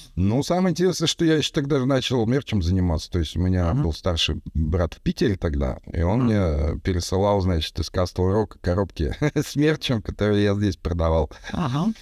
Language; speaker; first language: Russian; native; Russian